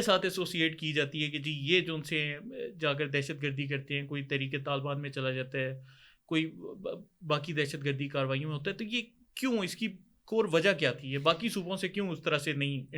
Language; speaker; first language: Urdu; native; Urdu